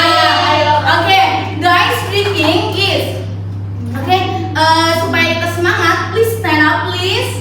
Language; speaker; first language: English; non-native, learner; Indonesian